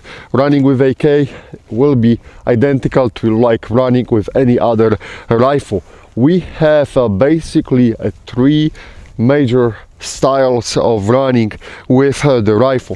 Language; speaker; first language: English; non-native, fluent; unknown